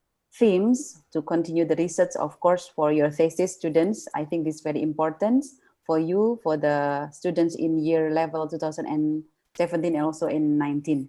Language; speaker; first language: English; non-native, fluent; Indonesian